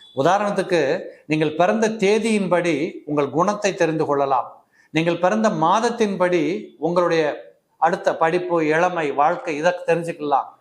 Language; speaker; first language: Tamil; native; Tamil